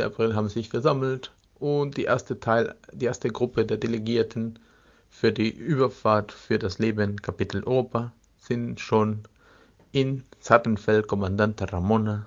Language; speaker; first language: German; non-native, fluent; Spanish